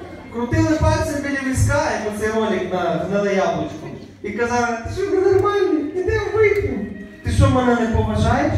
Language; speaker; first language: Ukrainian; native; Ukrainian